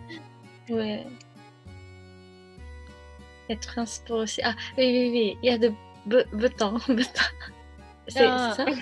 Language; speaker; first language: French; non-native, learner; Japanese